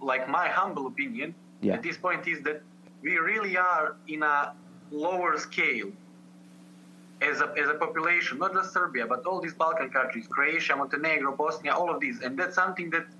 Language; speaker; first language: English; non-native, fluent; Serbian